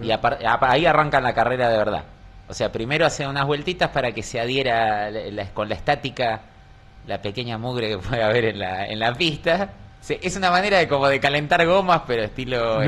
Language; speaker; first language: Spanish; native; Spanish